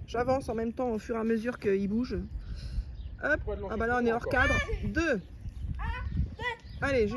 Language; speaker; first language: French; native; French